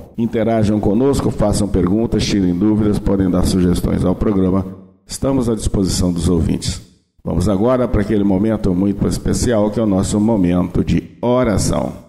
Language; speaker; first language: Portuguese; native; Portuguese